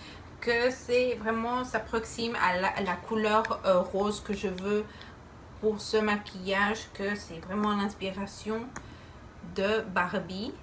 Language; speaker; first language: French; non-native, fluent; Spanish